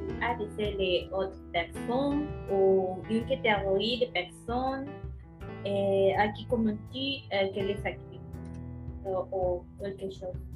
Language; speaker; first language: French; non-native, learner; Spanish